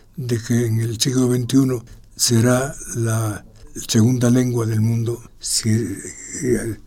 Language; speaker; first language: Spanish; native; Spanish